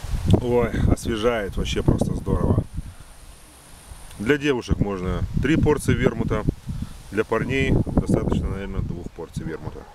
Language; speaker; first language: Russian; native; Russian